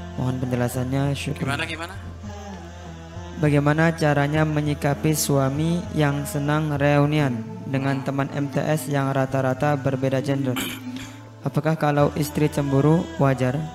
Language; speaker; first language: Indonesian; native; Indonesian